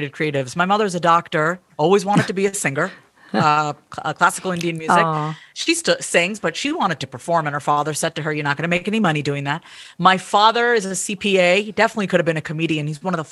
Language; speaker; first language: English; native; English